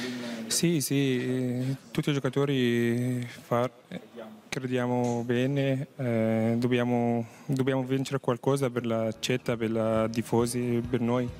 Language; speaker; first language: Italian; non-native, learner; Arabic